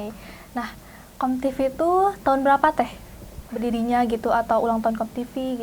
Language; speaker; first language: Indonesian; native; Indonesian